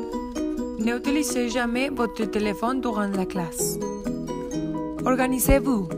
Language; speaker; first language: French; non-native, learner; Spanish